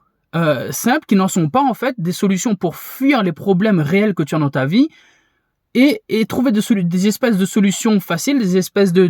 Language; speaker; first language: French; native; French